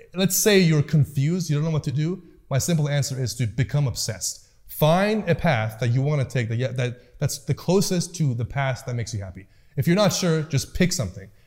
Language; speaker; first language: English; early bilingual, other home language; Persian